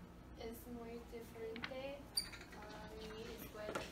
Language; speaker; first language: Spanish; non-native, learner; English